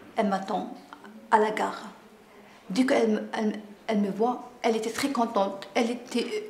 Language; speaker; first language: French; non-native, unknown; Arabic